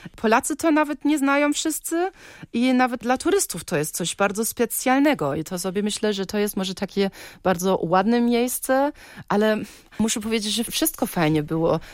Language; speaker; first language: Polish; early bilingual, heritage; Polish